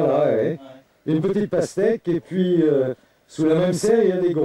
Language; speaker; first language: French; native; French